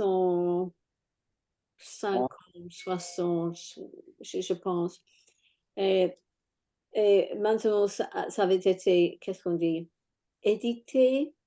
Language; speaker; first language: French; non-native, fluent; English